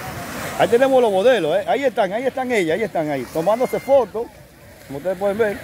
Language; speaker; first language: Spanish; native; Spanish